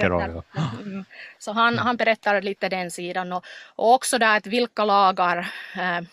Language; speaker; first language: Swedish; non-native, local second language; Finnish